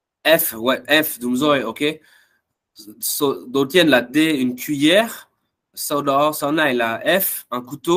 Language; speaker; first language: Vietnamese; non-native, learner; French